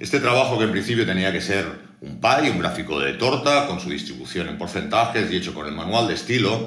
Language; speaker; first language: Spanish; native; Spanish